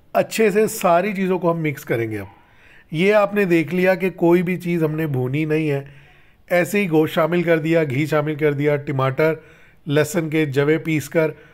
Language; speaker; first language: Urdu; native; Urdu